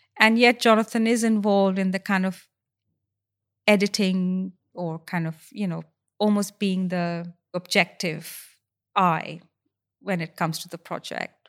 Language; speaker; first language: English; non-native, local second language; Hindi